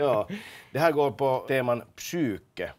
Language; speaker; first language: Swedish; non-native, local second language; Finnish